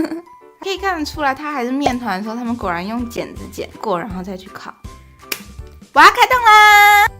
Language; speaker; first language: Chinese; native; Chinese